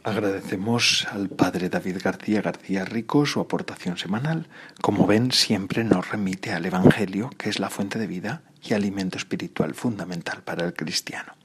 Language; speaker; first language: Spanish; native; Spanish